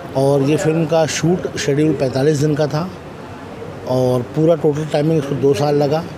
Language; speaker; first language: Hindi; native; Hindi